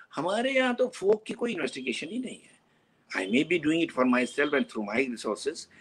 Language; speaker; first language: Hindi; native; Hindi